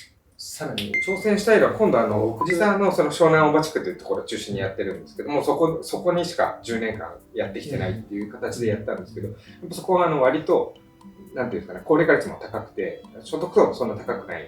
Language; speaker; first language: Japanese; native; Japanese